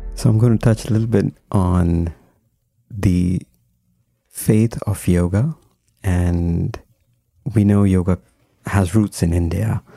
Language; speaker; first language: English; non-native, local second language; Hindi